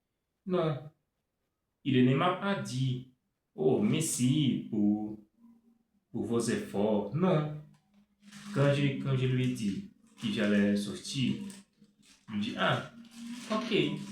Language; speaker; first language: French; non-native, fluent; Portuguese